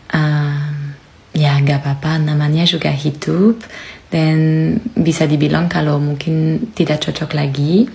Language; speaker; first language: Indonesian; non-native, fluent; French